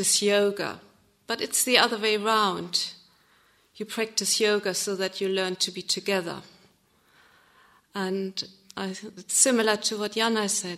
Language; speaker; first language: English; non-native, fluent; German